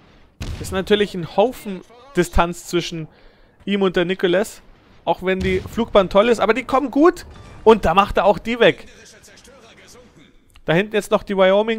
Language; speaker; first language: German; native; German